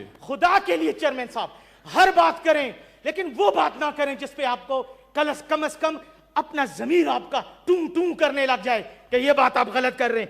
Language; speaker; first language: Urdu; non-native, local second language; Pashto